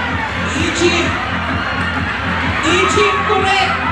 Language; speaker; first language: English; non-native, local second language; Filipino